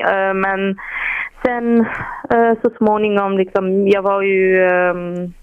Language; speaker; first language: Swedish; non-native, fluent; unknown